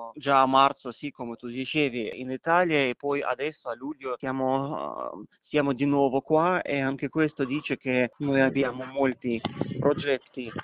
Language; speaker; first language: Italian; non-native, fluent; Kazakh